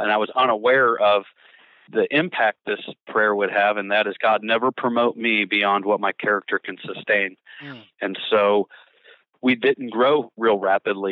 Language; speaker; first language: English; native; English